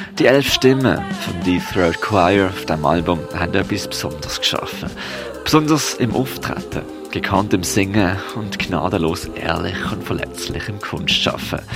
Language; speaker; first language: German; native; German